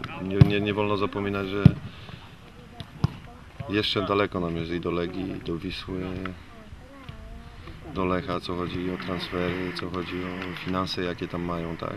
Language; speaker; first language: Polish; native; Polish